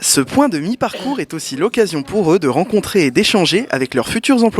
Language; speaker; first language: French; native; French